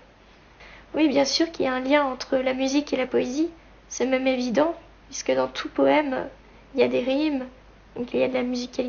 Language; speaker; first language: French; native; French